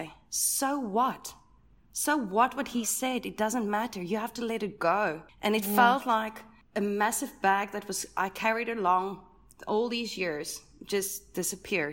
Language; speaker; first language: English; non-native, local second language; Afrikaans